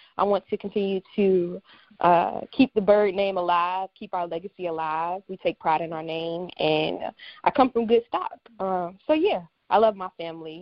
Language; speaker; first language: English; native; English